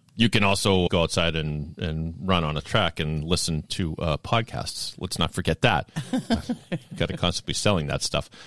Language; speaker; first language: English; native; English